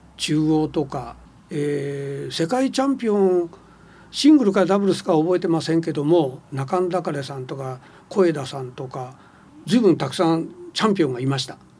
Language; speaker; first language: Japanese; native; Japanese